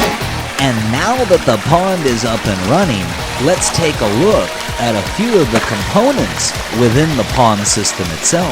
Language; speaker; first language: English; native; English